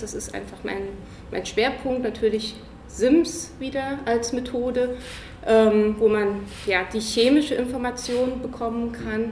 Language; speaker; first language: German; native; German